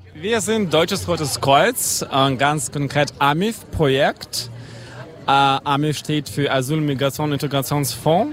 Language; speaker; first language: German; non-native, fluent; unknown